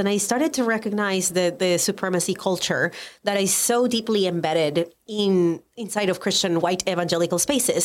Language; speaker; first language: English; non-native, fluent; Spanish